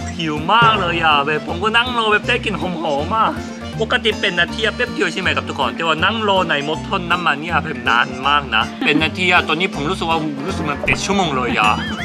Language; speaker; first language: Thai; non-native, fluent; Korean